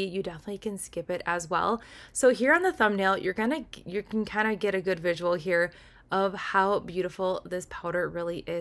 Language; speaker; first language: English; native; English